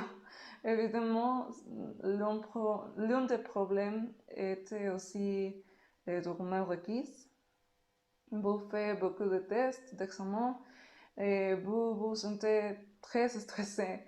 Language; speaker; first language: French; non-native, learner; Spanish